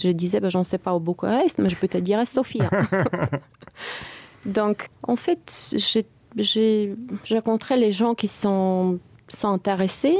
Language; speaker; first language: French; non-native, fluent; Bulgarian